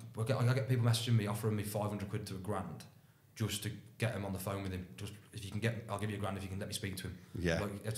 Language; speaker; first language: English; native; English